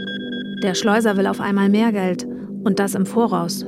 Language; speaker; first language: German; native; German